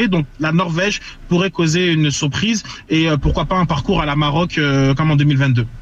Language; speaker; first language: French; native; French